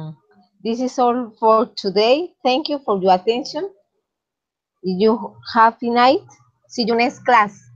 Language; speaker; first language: English; non-native, learner; Spanish